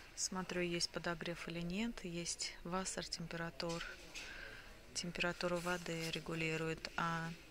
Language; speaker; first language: Russian; native; Russian